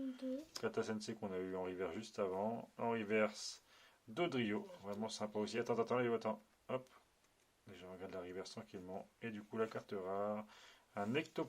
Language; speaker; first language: French; native; French